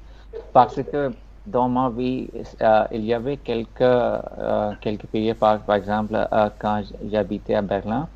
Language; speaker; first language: French; non-native, learner; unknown